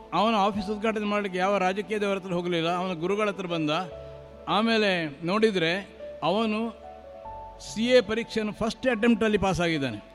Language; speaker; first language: Kannada; non-native, local second language; Marathi